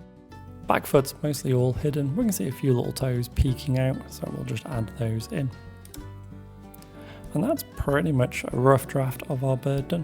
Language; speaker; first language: English; native; English